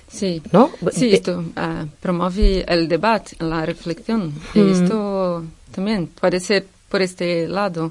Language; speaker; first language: Spanish; non-native, fluent; Portuguese